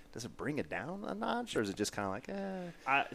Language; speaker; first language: English; native; English